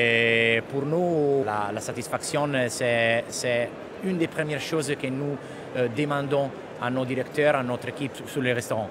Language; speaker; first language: French; non-native, fluent; Italian